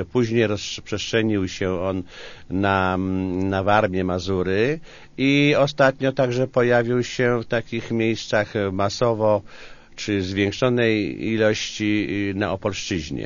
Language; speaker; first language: Polish; native; Polish